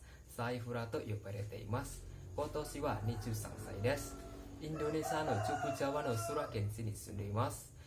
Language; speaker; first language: Japanese; non-native, learner; Indonesian